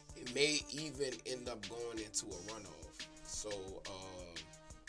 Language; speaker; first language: English; native; English